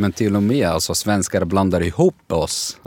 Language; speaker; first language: Swedish; non-native, learner; Arabic